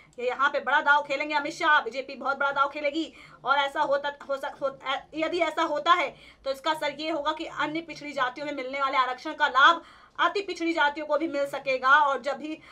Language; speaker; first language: Hindi; native; Hindi